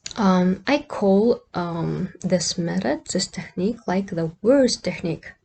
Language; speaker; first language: English; non-native, fluent; Kazakh